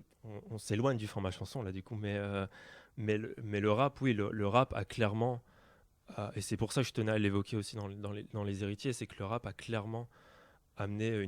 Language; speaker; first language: French; native; French